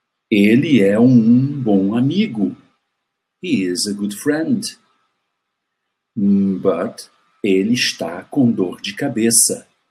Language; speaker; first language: Portuguese; native; Portuguese